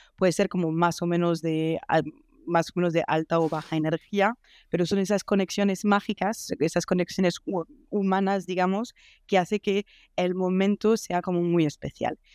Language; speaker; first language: Spanish; non-native, fluent; French